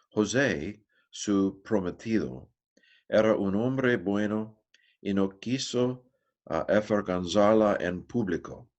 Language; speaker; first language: Spanish; non-native, learner; English